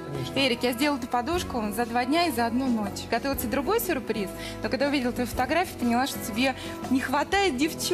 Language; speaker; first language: Russian; native; Russian